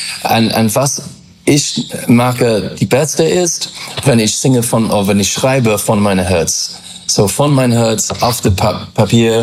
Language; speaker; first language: German; non-native, learner; English